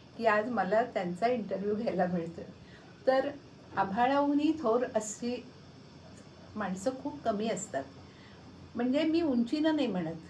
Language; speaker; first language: Marathi; native; Marathi